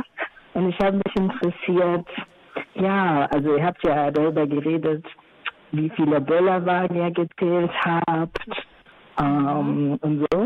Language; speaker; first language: German; non-native, fluent; Swahili